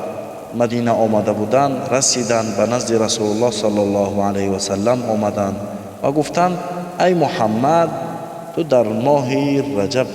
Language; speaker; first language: Persian; native; Persian